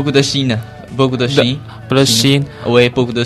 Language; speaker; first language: French; non-native, learner; Chinese